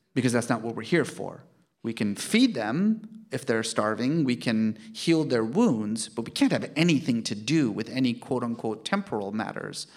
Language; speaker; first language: English; early bilingual, other home language; Persian